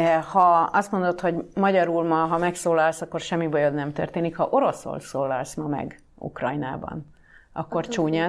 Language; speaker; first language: Hungarian; native; Hungarian